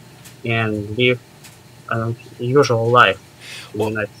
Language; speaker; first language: English; non-native, learner; Russian